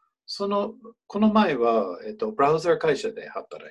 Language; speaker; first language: Japanese; non-native, fluent; English